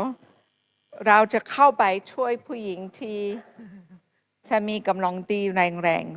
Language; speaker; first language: Thai; non-native, fluent; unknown